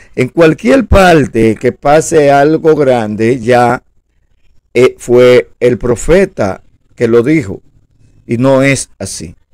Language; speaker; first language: Spanish; native; Spanish